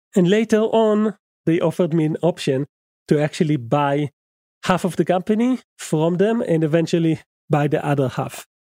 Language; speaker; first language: English; non-native, fluent; Hebrew